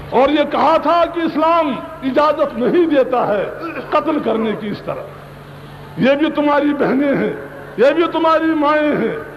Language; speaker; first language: Urdu; non-native, local second language; Kashmiri